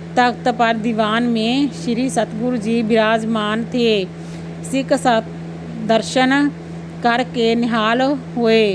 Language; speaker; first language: Hindi; non-native, local second language; Punjabi